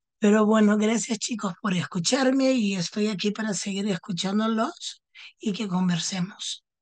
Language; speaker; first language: Spanish; non-native, fluent; Portuguese